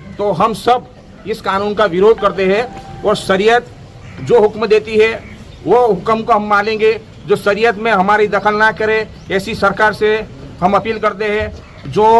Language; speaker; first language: Hindi; non-native, local second language; Gujarati